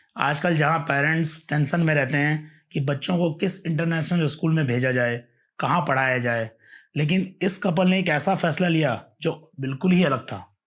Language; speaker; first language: Hindi; native; Hindi